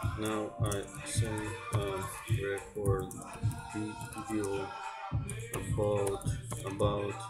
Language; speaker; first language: English; non-native, learner; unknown